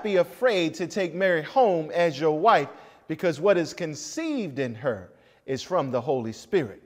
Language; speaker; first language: English; native; English